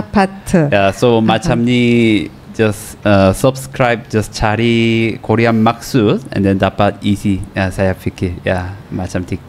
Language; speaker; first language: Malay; non-native, learner; Korean